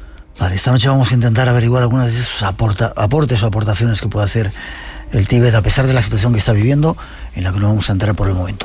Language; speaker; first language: Spanish; native; Spanish